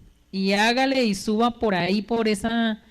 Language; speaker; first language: Spanish; native; Spanish